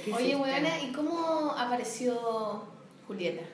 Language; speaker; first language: Spanish; native; Spanish